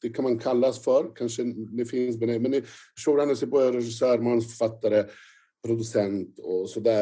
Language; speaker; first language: Swedish; non-native, fluent; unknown